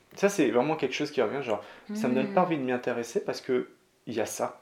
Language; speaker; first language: French; non-native, local second language; Arabic